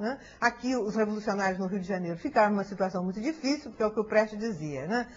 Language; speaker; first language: Portuguese; early bilingual, other home language; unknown